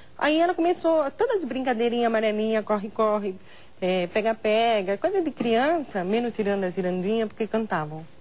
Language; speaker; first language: Portuguese; non-native, local second language; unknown